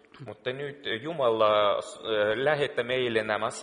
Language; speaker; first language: Finnish; non-native, fluent; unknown